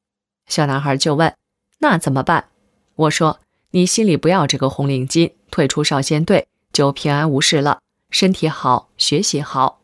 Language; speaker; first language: Chinese; native; Chinese